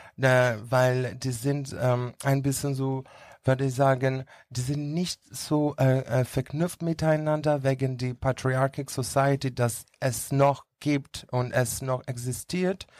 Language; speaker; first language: German; non-native, learner; Greek